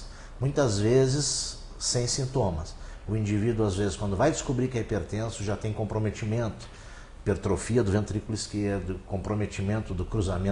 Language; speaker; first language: Portuguese; native; Portuguese